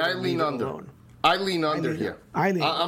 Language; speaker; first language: English; native; English